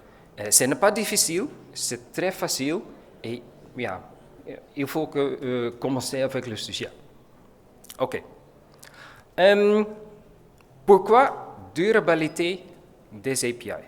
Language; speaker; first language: French; non-native, learner; Dutch